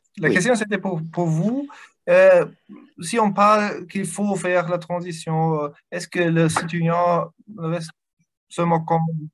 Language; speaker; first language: French; non-native, fluent; German